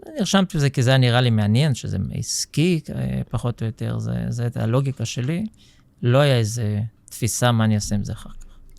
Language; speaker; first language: Hebrew; early bilingual, other home language; Russian